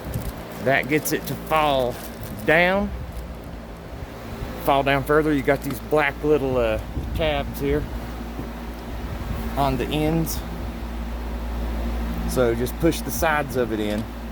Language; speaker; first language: English; native; English